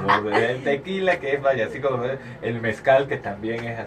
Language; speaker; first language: Spanish; native; Spanish